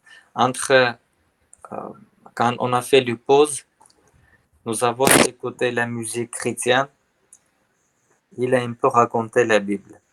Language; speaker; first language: French; non-native, learner; Armenian